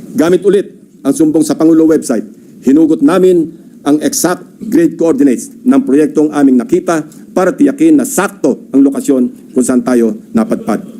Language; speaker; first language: Filipino; native; Filipino